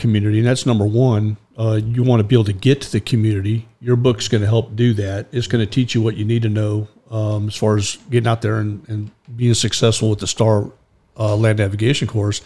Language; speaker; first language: English; native; English